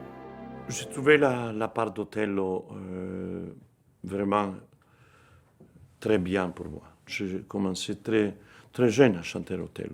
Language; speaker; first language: French; non-native, fluent; Spanish